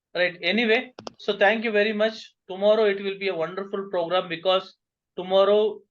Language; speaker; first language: English; non-native, local second language; Kannada